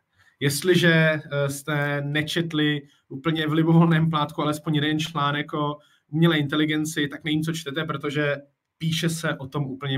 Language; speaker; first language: Czech; native; Czech